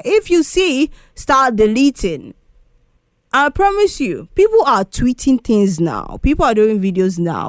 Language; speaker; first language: English; non-native, local second language; Igbo